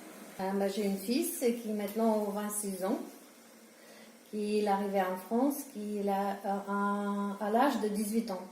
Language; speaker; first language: French; non-native, learner; Ukrainian